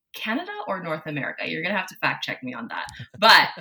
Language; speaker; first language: English; native; English